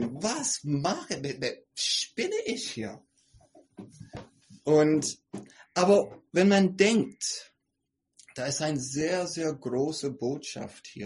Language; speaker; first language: German; non-native, fluent; English